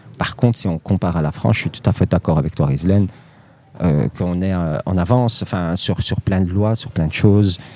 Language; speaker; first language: French; early bilingual, other home language; Riffian